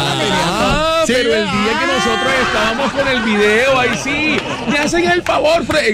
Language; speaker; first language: Spanish; native; Spanish